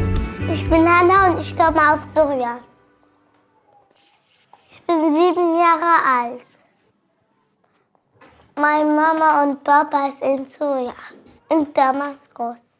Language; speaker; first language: German; early bilingual, other home language; Arabic